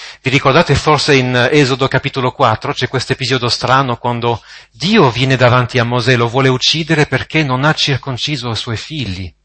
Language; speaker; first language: Italian; non-native, fluent; French